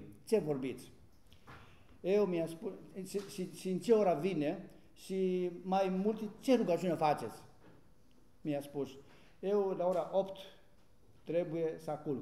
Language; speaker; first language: Romanian; non-native, learner; Greek